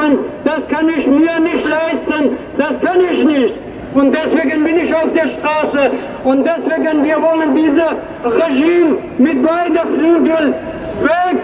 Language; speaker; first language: German; non-native, fluent; Persian